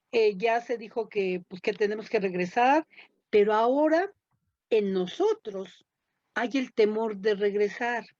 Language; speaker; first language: Spanish; native; Spanish